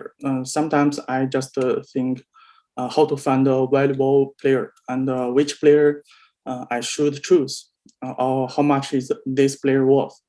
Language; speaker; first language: English; non-native, learner; Chinese